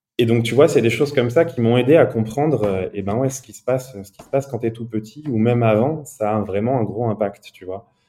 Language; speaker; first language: French; early bilingual, other home language; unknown